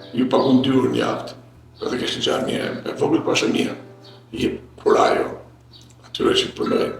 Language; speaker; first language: Albanian; native; Albanian